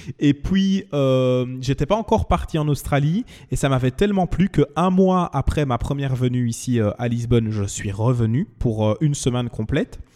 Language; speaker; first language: French; native; French